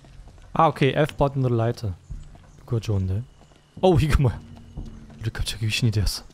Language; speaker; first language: Korean; non-native, learner; German